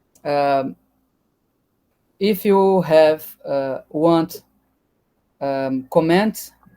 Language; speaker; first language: English; non-native, learner; Portuguese